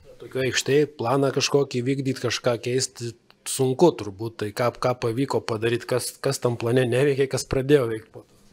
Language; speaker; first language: Lithuanian; native; Lithuanian